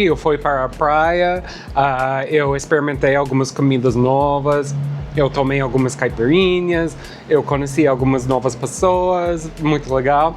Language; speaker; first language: Portuguese; non-native, fluent; English